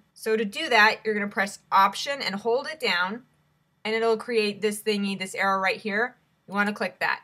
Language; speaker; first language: English; native; English